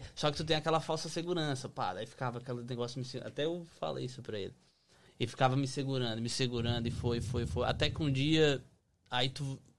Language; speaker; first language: Portuguese; native; Portuguese